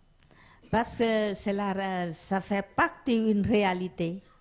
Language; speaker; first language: French; non-native, learner; Vietnamese